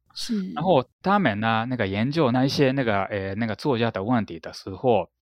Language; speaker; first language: Chinese; non-native, fluent; Japanese